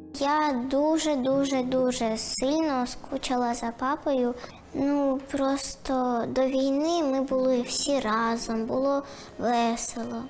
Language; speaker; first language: Ukrainian; non-native, local second language; Russian